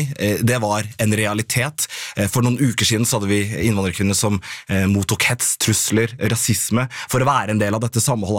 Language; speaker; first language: Norwegian; native; Norwegian